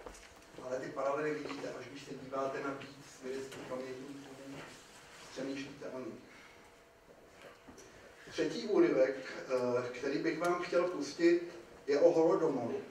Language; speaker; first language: Czech; native; Czech